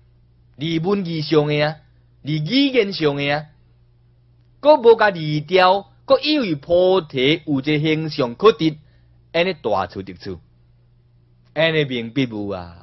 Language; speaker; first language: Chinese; non-native, local second language; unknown